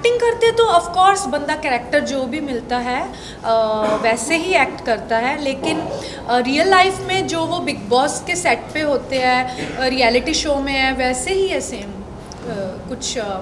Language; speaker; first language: Hindi; non-native, local second language; Punjabi